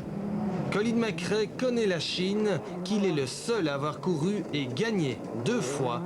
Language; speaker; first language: French; native; French